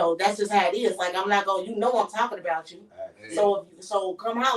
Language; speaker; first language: English; native; English